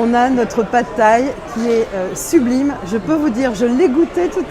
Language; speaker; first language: French; native; French